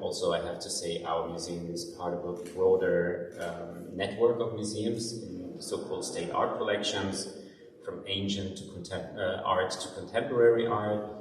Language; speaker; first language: English; non-native, fluent; German